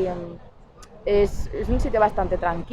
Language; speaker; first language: Spanish; native; Spanish